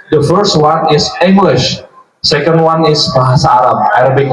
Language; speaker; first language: English; non-native, fluent; Indonesian